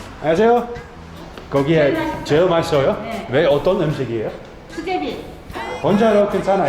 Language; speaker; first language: Korean; non-native, learner; Dutch